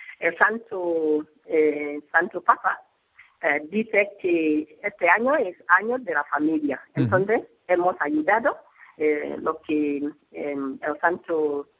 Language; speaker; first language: Spanish; non-native, learner; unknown